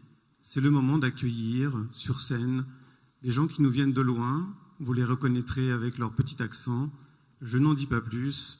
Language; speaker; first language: French; native; French